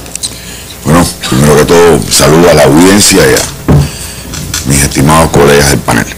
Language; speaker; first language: Spanish; native; Spanish